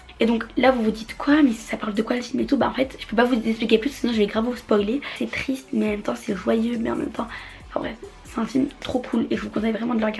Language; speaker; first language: French; native; French